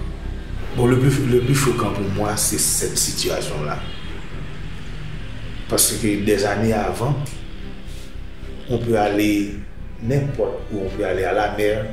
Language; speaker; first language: French; non-native, local second language; Haitian Creole